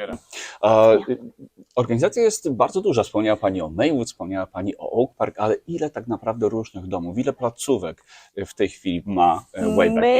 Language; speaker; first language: Polish; native; Polish